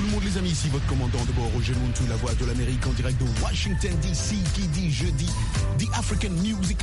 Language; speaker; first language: French; non-native, local second language; Lingala